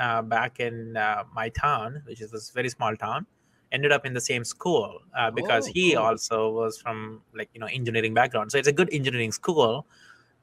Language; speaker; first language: English; non-native, local second language; Telugu